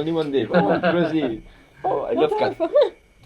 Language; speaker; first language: English; non-native, learner; French